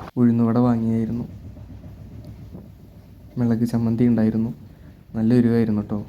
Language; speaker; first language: Malayalam; native; Malayalam